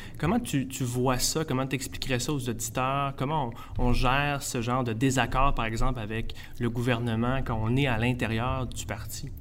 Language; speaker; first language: French; native; French